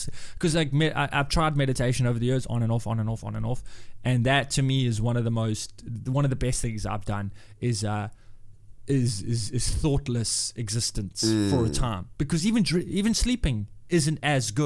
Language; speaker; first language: English; native; English